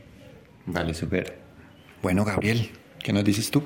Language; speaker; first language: Spanish; native; Spanish